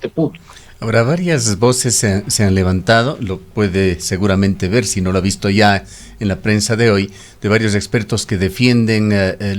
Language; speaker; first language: Spanish; native; Spanish